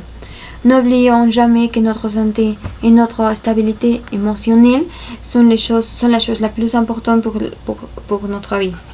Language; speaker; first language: French; non-native, fluent; Spanish